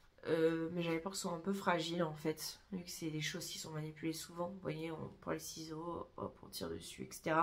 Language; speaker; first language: French; native; French